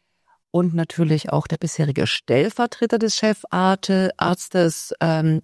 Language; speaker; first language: German; native; German